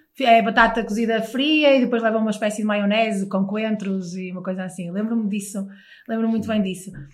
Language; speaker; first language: Portuguese; native; Portuguese